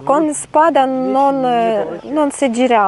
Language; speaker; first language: Italian; non-native, learner; Russian